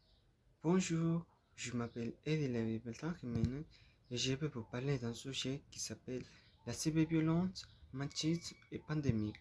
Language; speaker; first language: French; non-native, learner; Spanish